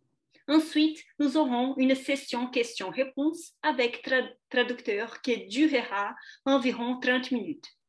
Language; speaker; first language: French; non-native, fluent; Portuguese